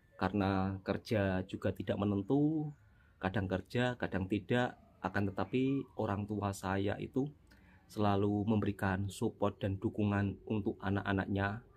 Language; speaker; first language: Indonesian; native; Indonesian